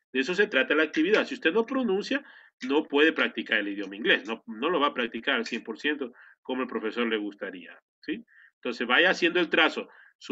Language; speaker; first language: Spanish; native; Spanish